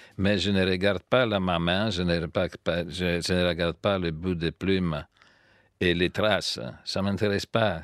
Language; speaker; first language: French; non-native, fluent; Polish